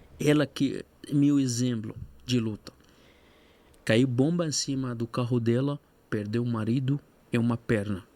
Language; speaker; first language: Portuguese; non-native, fluent; Arabic